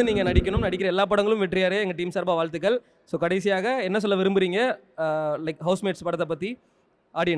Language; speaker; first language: Tamil; native; Tamil